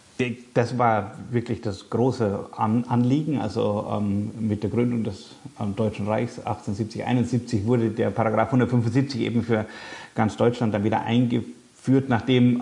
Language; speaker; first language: German; native; German